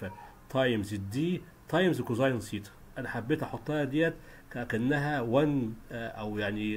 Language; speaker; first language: Arabic; native; Arabic